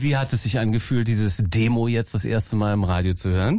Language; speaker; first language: German; native; German